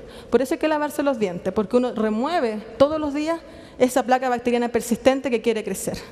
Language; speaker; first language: Spanish; native; Spanish